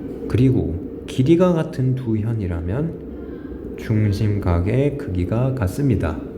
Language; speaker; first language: Korean; native; Korean